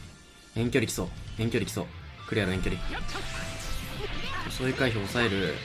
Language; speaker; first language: Japanese; native; Japanese